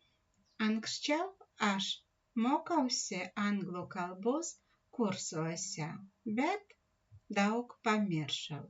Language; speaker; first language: Lithuanian; non-native, learner; Russian